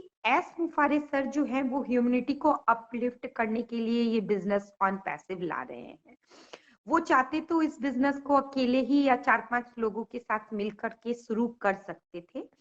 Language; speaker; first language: Hindi; native; Hindi